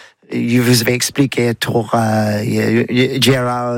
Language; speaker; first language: French; non-native, learner; English